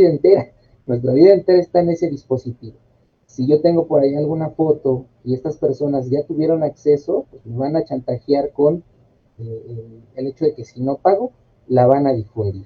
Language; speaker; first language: Spanish; native; Spanish